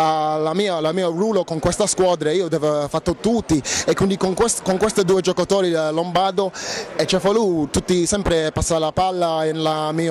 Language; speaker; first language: Italian; non-native, learner; English